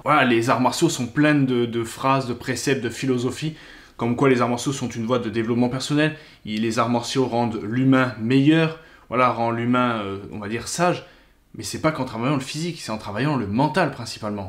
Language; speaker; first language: French; native; French